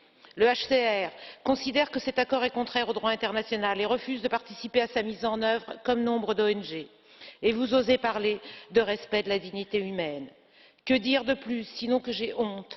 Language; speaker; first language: French; native; French